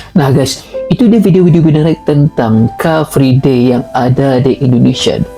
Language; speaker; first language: Malay; native; Malay